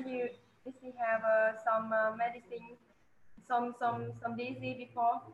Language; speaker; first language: English; non-native, learner; Vietnamese